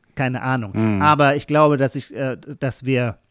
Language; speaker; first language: German; native; German